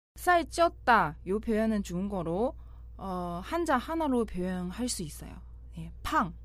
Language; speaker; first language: Korean; non-native, fluent; Chinese